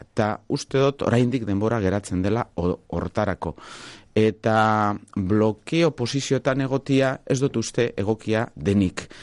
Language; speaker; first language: Basque; non-native, local second language; Spanish